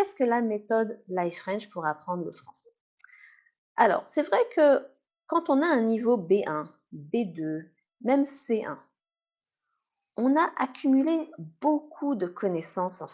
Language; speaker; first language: French; native; French